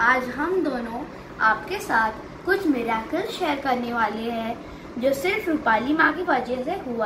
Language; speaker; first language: Hindi; native; Hindi